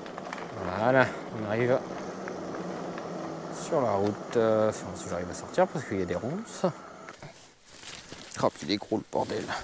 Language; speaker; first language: French; native; French